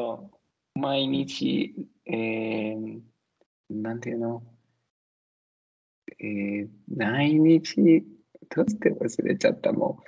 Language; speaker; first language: Japanese; non-native, learner; Italian